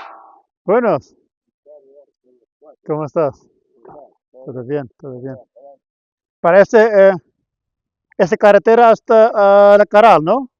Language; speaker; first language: Spanish; non-native, learner; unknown